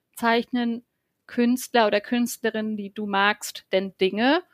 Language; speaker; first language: German; native; German